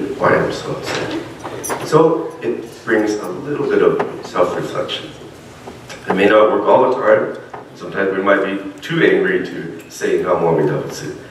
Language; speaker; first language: English; native; English